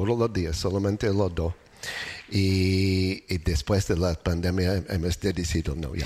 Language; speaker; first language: Spanish; non-native, learner; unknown